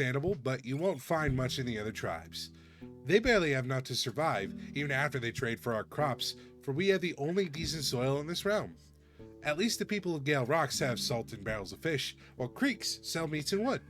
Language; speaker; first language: English; native; English